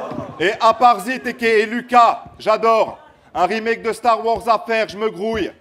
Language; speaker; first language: French; native; French